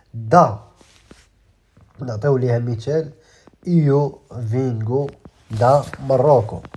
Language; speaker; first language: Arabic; native; Arabic